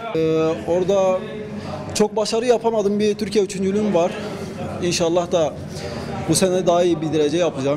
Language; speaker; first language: Turkish; non-native, local second language; Arabic